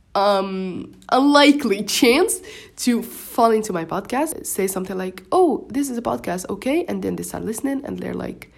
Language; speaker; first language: English; non-native, fluent; Arabic